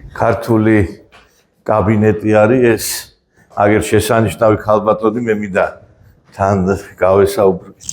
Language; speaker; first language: Georgian; native; Georgian